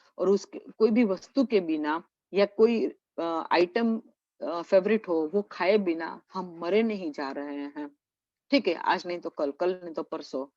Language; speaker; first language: Hindi; non-native, local second language; Gujarati